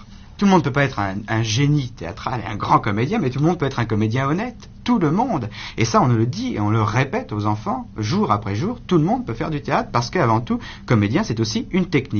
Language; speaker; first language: French; native; French